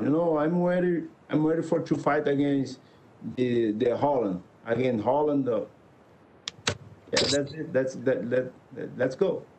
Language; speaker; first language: English; non-native, learner; Portuguese